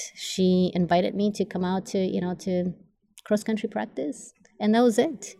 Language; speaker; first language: English; non-native, fluent; Polish